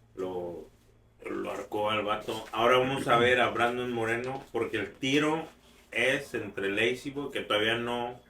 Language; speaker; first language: Spanish; early bilingual, other home language; English